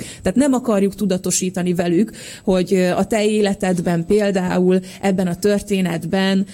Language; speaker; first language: Hungarian; native; Hungarian